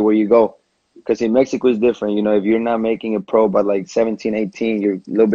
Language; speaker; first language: English; non-native, fluent; Spanish